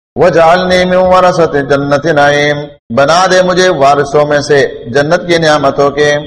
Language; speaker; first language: Urdu; non-native, local second language; Pashto